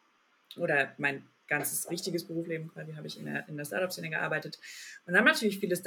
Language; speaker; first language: German; native; German